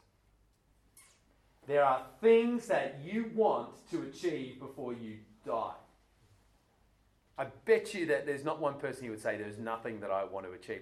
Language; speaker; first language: English; native; English